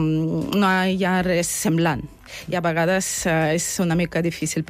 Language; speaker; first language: Catalan; non-native, learner; Russian